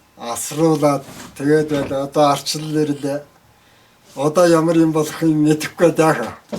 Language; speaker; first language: Mongolian; non-native, local second language; Tuvinian